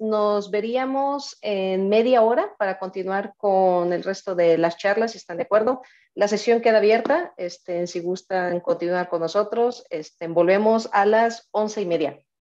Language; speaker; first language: Spanish; native; Spanish